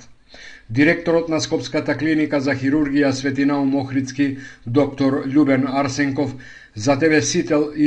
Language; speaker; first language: Macedonian; native; Macedonian